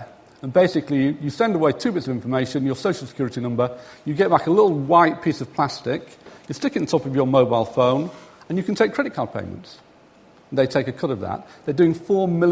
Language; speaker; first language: English; native; English